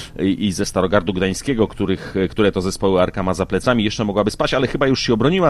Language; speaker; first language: Polish; native; Polish